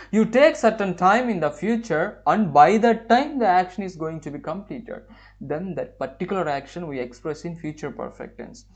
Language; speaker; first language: English; non-native, local second language; Telugu